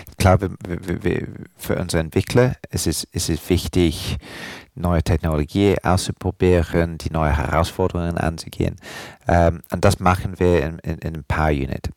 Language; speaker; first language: German; non-native, fluent; English